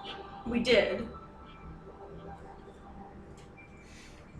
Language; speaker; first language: English; native; English